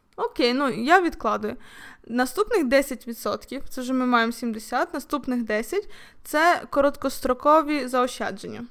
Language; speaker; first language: Ukrainian; native; Ukrainian